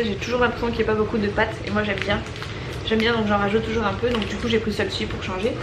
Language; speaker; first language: French; native; French